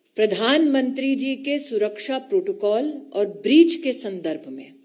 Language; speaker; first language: Hindi; native; Hindi